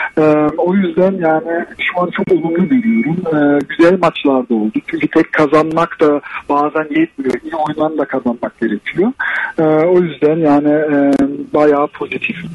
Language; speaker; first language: Turkish; early bilingual, heritage; Turkish